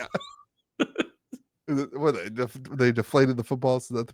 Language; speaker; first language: English; native; English